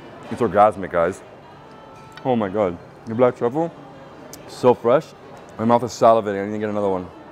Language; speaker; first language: English; early bilingual, other home language; Italian